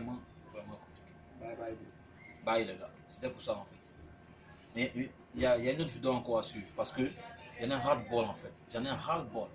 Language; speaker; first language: French; native; French